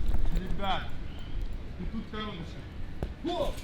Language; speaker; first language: Russian; native; Russian